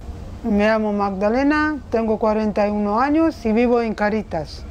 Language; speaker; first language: Spanish; non-native, learner; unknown